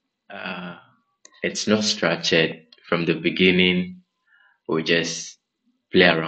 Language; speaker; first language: English; non-native, local second language; Ewe